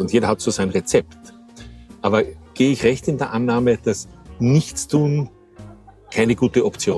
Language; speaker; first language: German; native; German